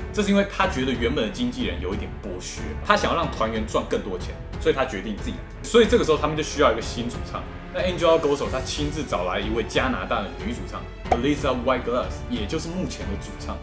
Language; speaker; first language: Chinese; native; Chinese